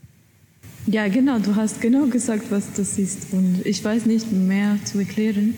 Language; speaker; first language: German; non-native, learner; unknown